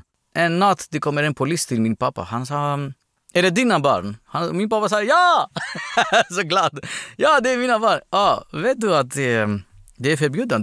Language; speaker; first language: Swedish; non-native, fluent; Greek